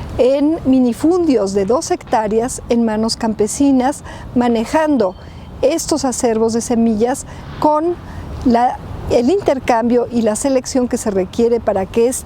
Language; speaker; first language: Spanish; native; Spanish